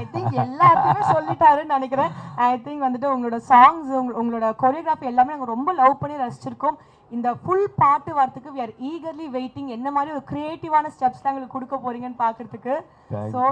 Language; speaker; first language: Tamil; native; Tamil